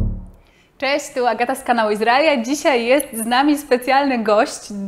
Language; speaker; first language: Polish; native; Polish